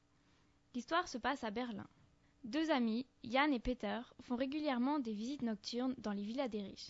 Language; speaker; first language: French; native; French